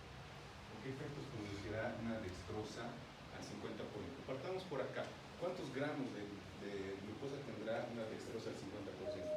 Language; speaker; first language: Spanish; native; Spanish